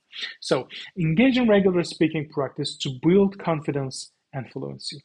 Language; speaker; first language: English; non-native, fluent; Turkish